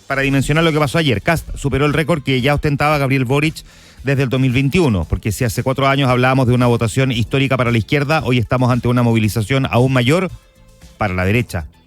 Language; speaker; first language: Spanish; native; Spanish